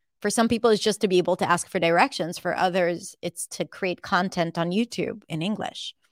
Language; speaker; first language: English; non-native, fluent; Hebrew